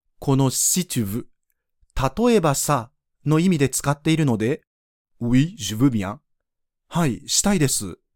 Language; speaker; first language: Japanese; native; Japanese